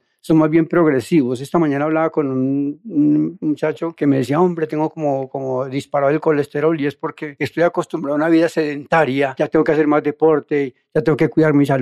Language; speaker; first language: Spanish; native; Spanish